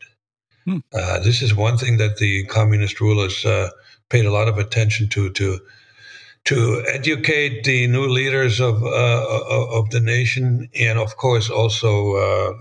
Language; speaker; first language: English; non-native, fluent; German